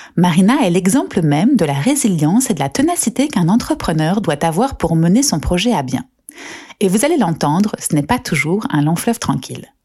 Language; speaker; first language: French; native; French